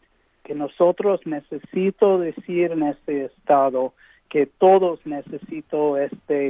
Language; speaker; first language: Spanish; early bilingual, heritage; English